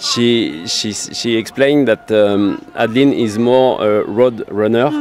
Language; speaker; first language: English; non-native, fluent; French